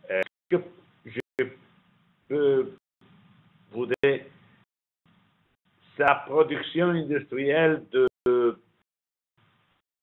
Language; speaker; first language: French; non-native, learner; Italian